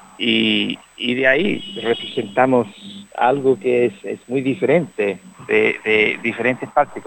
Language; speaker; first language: Spanish; early bilingual, heritage; Spanish